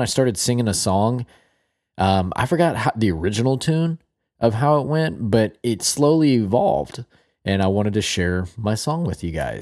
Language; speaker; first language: English; native; English